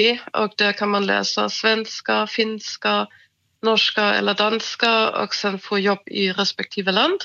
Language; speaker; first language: Swedish; non-native, fluent; German